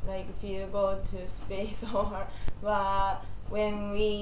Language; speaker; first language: English; non-native, learner; Japanese